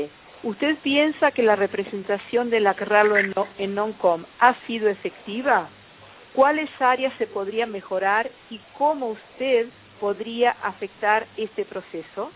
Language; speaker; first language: Spanish; native; Spanish